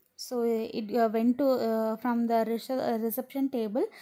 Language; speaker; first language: English; non-native, local second language; Tamil